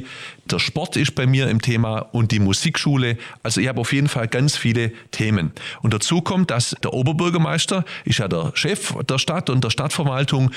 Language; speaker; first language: German; native; German